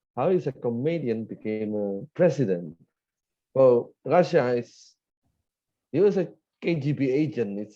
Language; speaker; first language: English; non-native, fluent; Indonesian